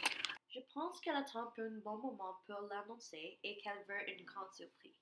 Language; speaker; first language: French; non-native, learner; English